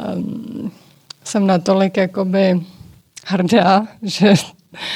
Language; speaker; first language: Czech; early bilingual, other home language; Georgian